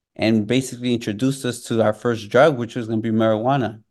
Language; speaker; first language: English; native; English